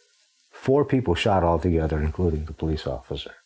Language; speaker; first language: English; native; English